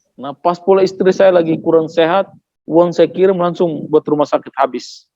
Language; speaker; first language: Indonesian; non-native, local second language; Tetum